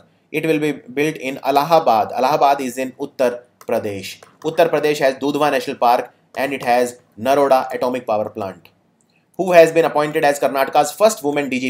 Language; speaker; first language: English; non-native, local second language; Hindi